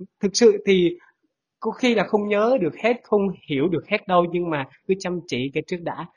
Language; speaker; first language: Vietnamese; non-native, local second language; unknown